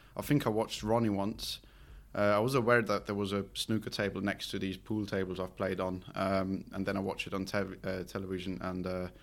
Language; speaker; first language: English; non-native, fluent; Swiss German